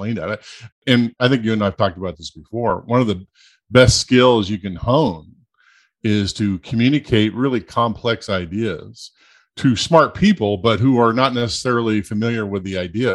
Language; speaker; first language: English; native; English